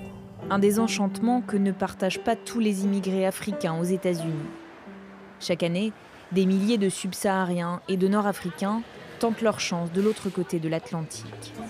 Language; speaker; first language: French; native; French